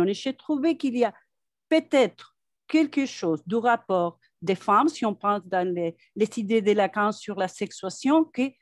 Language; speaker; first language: French; non-native, fluent; Spanish